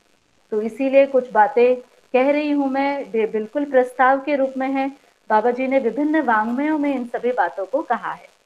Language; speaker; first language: Hindi; native; Hindi